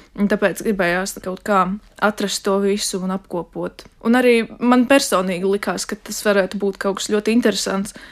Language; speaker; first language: Latvian; non-native, local second language; Russian